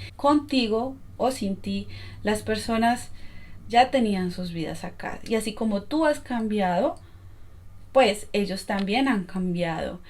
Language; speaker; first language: Spanish; native; Spanish